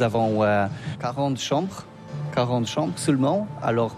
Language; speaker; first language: French; non-native, learner; Polish